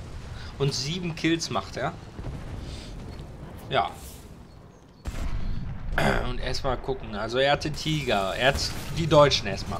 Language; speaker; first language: German; native; German